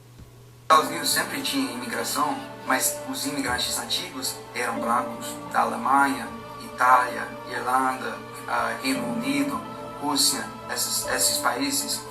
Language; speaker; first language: Portuguese; non-native, fluent; English